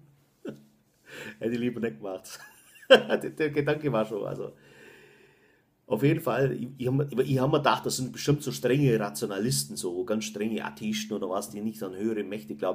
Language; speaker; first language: German; native; German